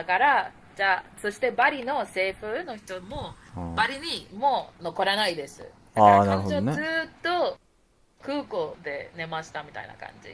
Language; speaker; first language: Japanese; non-native, learner; Spanish